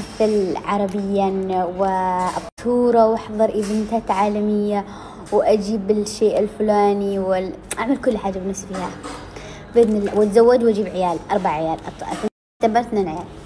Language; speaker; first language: Arabic; native; Arabic